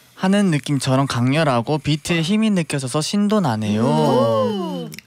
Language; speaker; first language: Korean; native; Korean